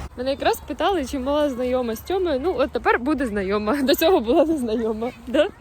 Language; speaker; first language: Ukrainian; native; Ukrainian